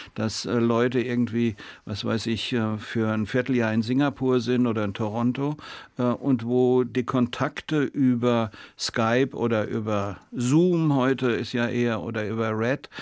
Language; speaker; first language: German; native; German